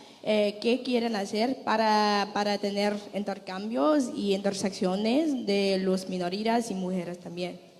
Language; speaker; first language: Spanish; non-native, learner; English